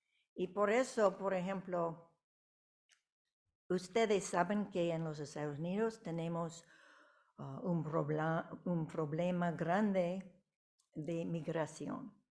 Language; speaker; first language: Spanish; non-native, fluent; English